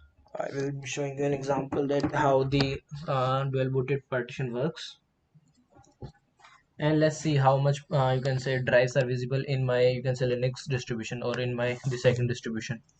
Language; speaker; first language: English; non-native, local second language; Hindi